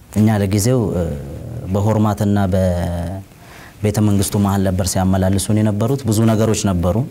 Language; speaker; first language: Amharic; non-native, local second language; Oromo